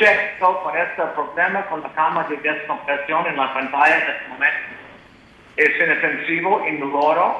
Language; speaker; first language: Spanish; non-native, learner; English